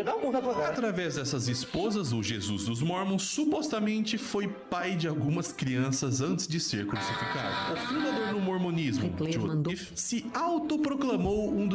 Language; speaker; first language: Portuguese; native; Portuguese